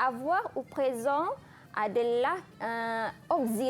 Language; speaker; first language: French; non-native, fluent; Malay